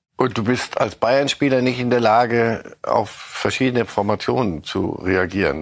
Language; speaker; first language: German; native; German